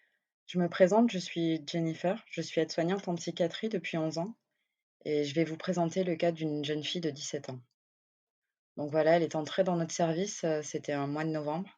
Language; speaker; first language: French; native; French